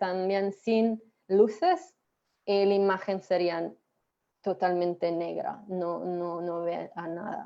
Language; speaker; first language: Spanish; non-native, fluent; Italian